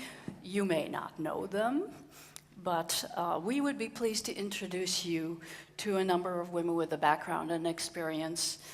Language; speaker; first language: English; non-native, fluent; Dutch